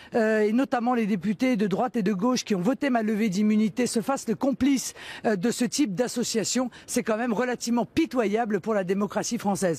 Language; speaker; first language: French; native; French